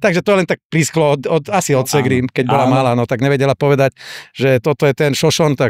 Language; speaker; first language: Slovak; native; Slovak